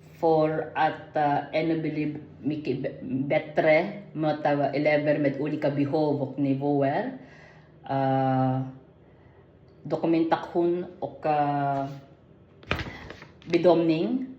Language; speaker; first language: Swedish; non-native, learner; Filipino